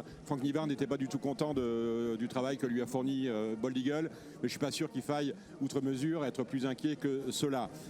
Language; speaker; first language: French; native; French